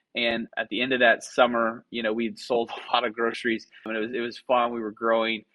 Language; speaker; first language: English; native; English